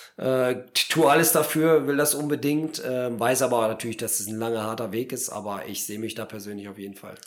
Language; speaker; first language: German; early bilingual, other home language; Polish